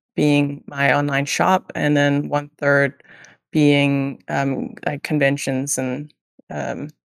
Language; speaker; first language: English; non-native, fluent; Danish